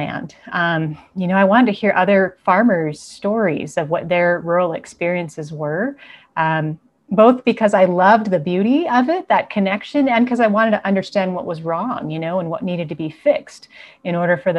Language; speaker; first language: English; native; English